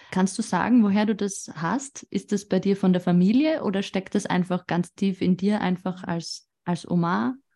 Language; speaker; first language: German; native; German